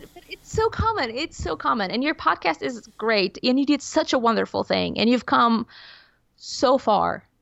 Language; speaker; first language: English; non-native, fluent; Portuguese